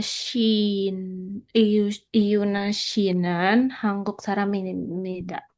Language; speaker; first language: Korean; non-native, learner; Indonesian